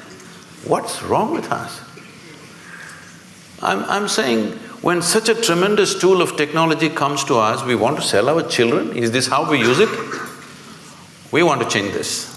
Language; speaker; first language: English; non-native, local second language; Kannada